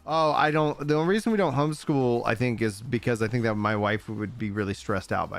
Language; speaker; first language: English; native; English